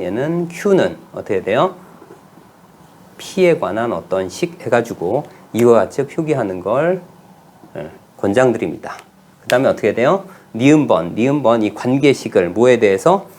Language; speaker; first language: Korean; native; Korean